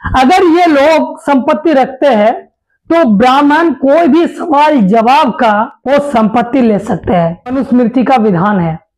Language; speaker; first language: Hindi; non-native, local second language; Bangla